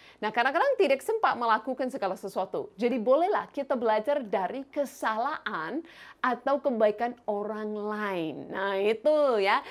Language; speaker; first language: Indonesian; non-native, fluent; English